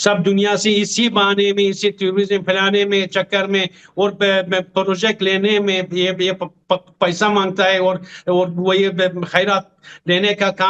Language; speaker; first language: Hindi; non-native, fluent; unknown